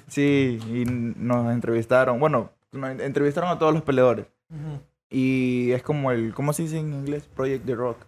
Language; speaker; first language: Spanish; native; Spanish